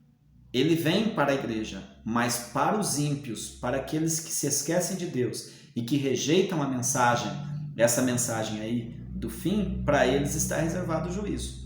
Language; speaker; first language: Portuguese; native; Portuguese